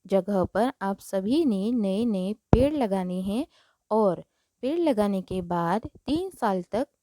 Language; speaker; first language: Hindi; non-native, local second language; Marathi